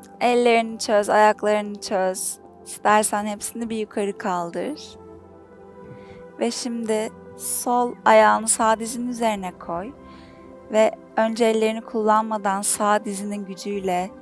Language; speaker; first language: Turkish; native; Turkish